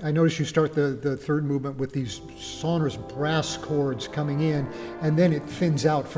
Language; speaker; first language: English; native; English